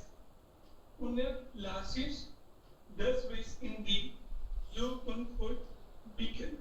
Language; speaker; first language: German; non-native, learner; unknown